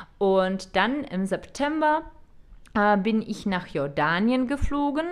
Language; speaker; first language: German; non-native, fluent; Czech